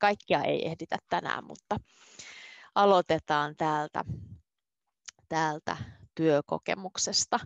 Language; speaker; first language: Finnish; native; Finnish